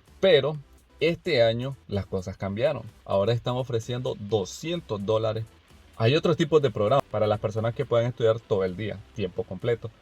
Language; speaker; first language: Spanish; native; Spanish